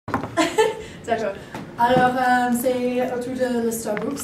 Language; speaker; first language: French; non-native, learner; English